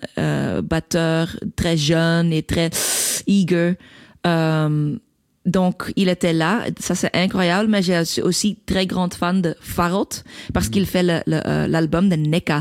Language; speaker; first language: French; non-native, local second language; Dutch